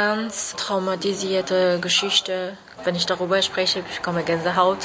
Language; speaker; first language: German; non-native, fluent; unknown